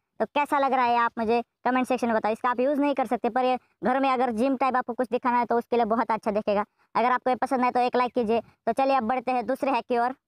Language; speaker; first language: Hindi; native; Hindi